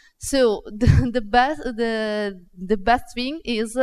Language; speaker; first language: English; non-native, fluent; Italian